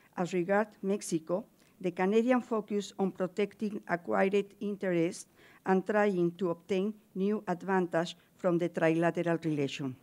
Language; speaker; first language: English; non-native, fluent; Spanish